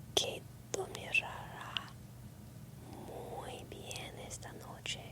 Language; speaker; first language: Spanish; non-native, learner; English